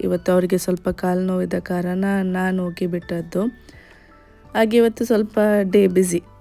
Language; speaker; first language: Kannada; non-native, local second language; Konkani